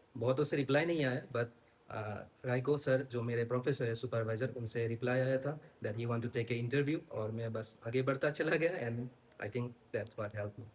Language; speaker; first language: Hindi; non-native, local second language; Assamese